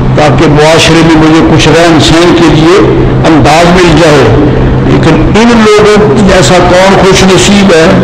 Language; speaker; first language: Urdu; non-native, local second language; Punjabi